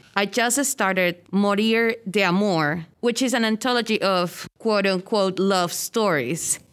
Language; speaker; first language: English; non-native, fluent; Spanish